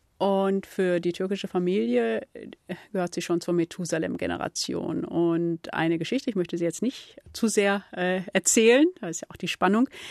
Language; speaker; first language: German; early bilingual, other home language; Turkish